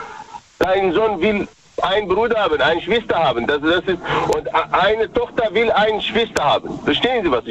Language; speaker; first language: German; non-native, learner; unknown